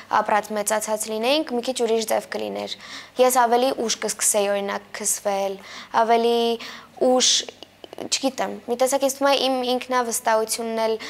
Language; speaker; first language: Armenian; early bilingual, heritage; Armenian